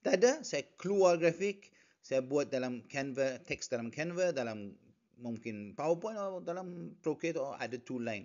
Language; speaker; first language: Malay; non-native, learner; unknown